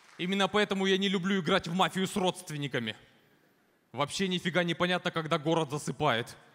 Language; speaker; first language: Russian; native; Russian